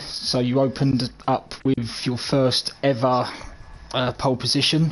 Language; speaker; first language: English; native; English